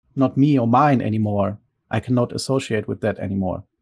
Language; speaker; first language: English; early bilingual, other home language; Bulgarian